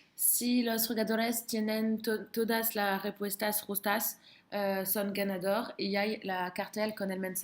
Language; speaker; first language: Spanish; non-native, learner; French